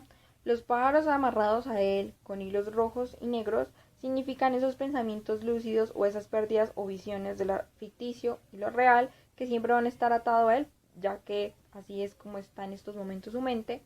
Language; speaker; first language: Spanish; native; Spanish